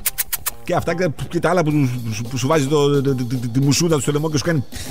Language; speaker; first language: Greek; native; Greek